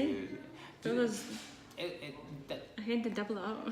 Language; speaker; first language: Spanish; non-native, fluent; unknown